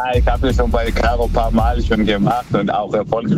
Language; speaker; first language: German; early bilingual, other home language; Greek